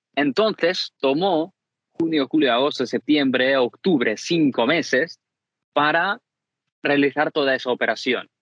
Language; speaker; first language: Spanish; non-native, fluent; Ukrainian